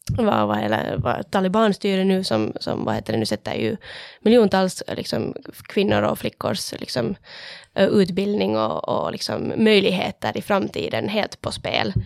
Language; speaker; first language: Swedish; native; Swedish